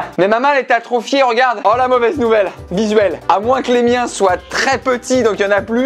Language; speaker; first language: French; native; French